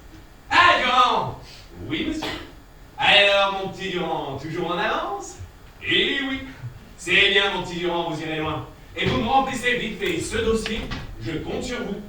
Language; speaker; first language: French; native; French